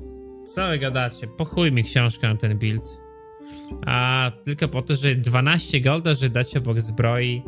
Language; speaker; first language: Polish; native; Polish